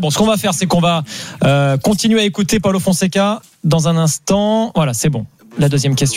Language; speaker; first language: French; native; French